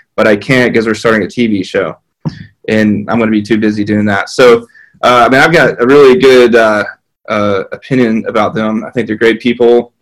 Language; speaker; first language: English; native; English